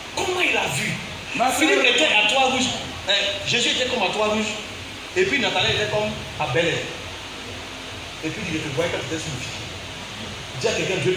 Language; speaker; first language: French; native; French